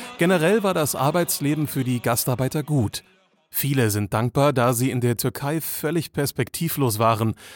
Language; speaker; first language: German; native; German